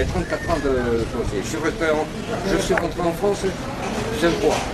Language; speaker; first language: French; native; French